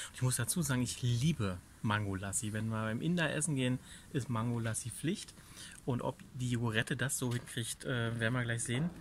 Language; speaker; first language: German; native; German